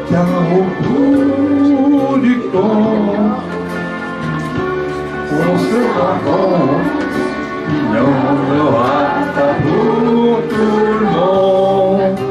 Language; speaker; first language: French; native; French